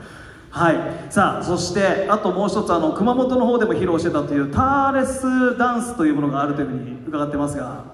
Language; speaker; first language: Japanese; native; Japanese